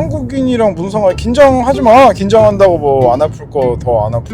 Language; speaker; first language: Korean; native; Korean